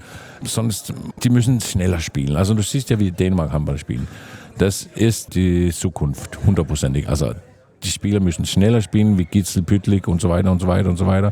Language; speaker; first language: German; non-native, fluent; Danish